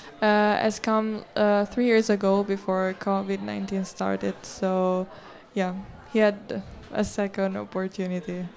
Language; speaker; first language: English; non-native, fluent; Italian